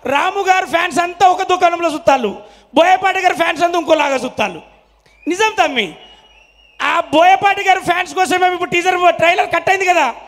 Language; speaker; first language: Telugu; native; Telugu